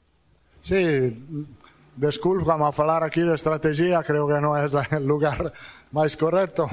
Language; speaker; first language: Portuguese; non-native, fluent; Italian